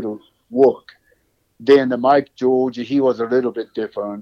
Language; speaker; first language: English; non-native, learner; Japanese